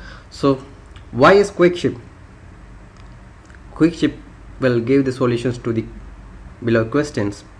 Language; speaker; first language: English; non-native, local second language; Tamil